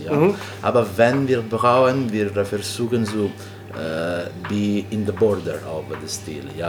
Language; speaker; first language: German; non-native, learner; Italian